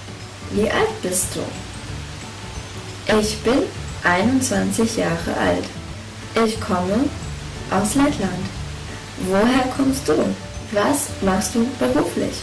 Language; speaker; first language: German; non-native, fluent; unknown